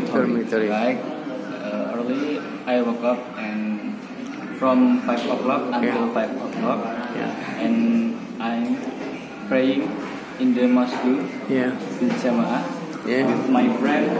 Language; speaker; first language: English; non-native, learner; Indonesian